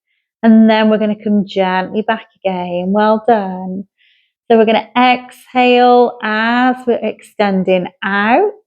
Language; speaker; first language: English; native; English